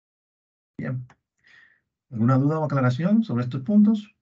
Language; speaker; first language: Spanish; native; Spanish